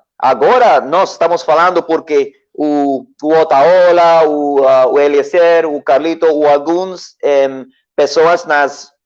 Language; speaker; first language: Portuguese; non-native, learner; Spanish